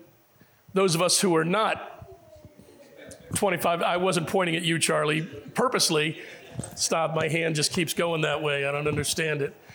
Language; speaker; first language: English; native; English